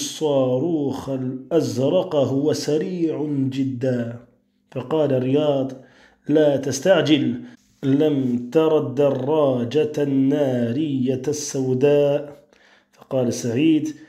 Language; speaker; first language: Arabic; non-native, fluent; French